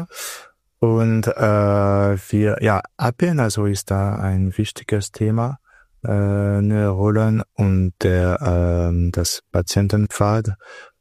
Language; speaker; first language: German; non-native, local second language; French